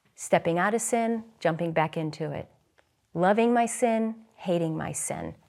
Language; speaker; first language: English; native; English